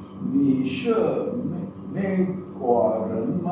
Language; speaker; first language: Chinese; non-native, learner; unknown